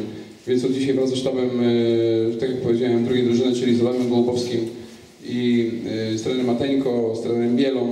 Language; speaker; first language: Polish; native; Polish